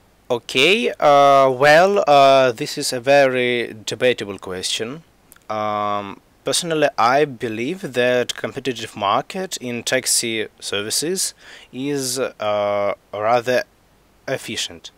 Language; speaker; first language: English; non-native, fluent; Russian